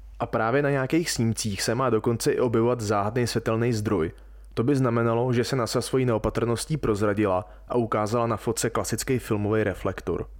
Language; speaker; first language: Czech; native; Czech